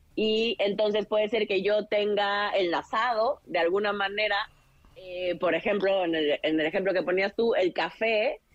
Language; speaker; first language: Spanish; native; Spanish